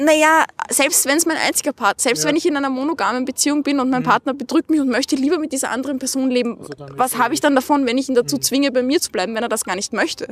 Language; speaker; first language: German; native; German